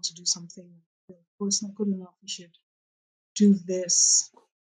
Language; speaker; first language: English; non-native, local second language; Yoruba